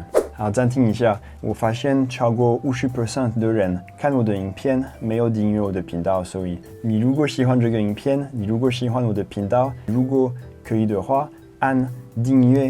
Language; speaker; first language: Chinese; non-native, fluent; French